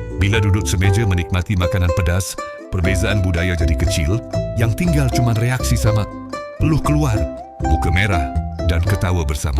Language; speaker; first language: Malay; native; Malay